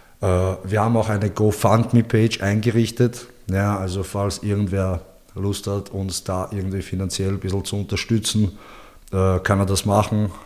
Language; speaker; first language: German; early bilingual, other home language; Bosnian